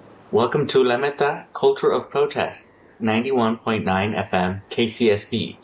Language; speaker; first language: English; early bilingual, other home language; Spanish